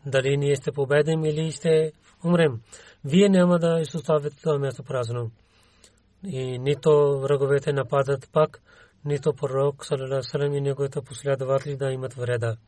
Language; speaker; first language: Bulgarian; non-native, learner; Urdu